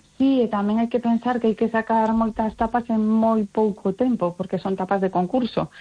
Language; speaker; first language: Galician; non-native, local second language; Spanish